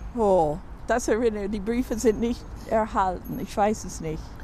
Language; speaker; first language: German; non-native, fluent; English